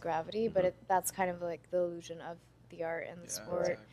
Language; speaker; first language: English; non-native, fluent; Dutch